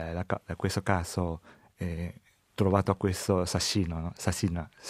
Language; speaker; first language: Italian; non-native, learner; Chinese